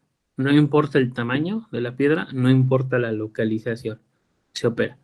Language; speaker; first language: Spanish; native; Spanish